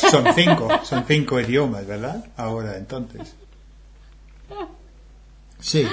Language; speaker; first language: Spanish; non-native, fluent; English